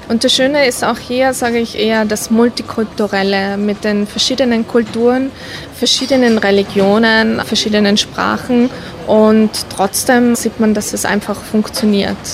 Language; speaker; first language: German; native; German